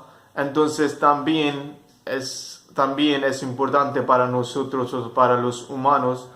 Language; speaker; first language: Spanish; non-native, fluent; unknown